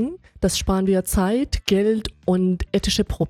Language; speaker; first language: German; non-native, fluent; Persian